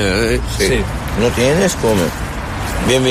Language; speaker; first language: Spanish; non-native, learner; Arabic